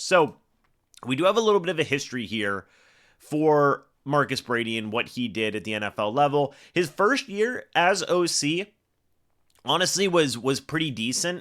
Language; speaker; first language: English; native; English